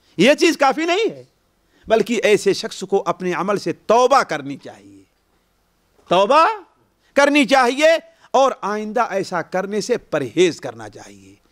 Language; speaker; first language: Urdu; native; Urdu